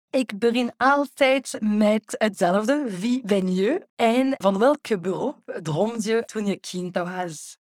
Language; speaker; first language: Dutch; non-native, fluent; French